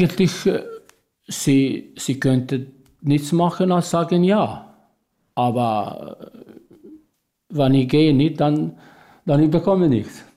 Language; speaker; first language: German; non-native, learner; Albanian